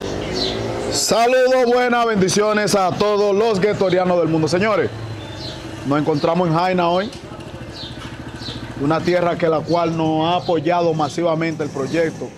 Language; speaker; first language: Spanish; native; Spanish